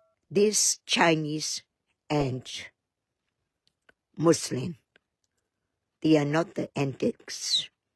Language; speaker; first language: English; non-native, learner; Burmese